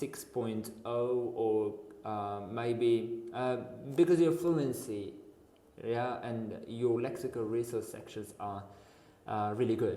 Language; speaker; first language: English; non-native, fluent; Uzbek